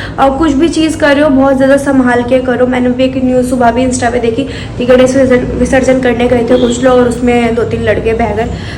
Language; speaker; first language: Hindi; non-native, local second language; Maithili